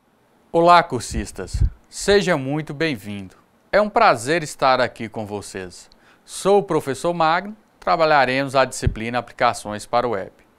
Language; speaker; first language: Portuguese; native; Portuguese